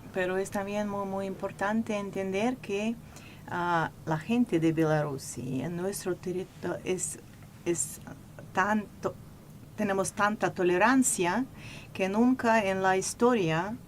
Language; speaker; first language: Spanish; non-native, fluent; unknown